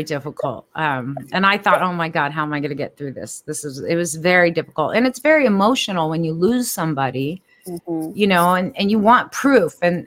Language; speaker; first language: English; native; English